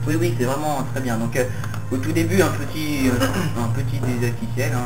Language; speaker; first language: French; native; French